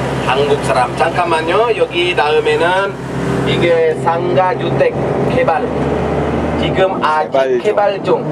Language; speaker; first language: Korean; non-native, learner; Indonesian